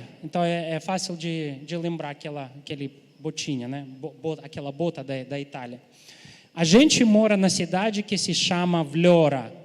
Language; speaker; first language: Portuguese; non-native, fluent; Ukrainian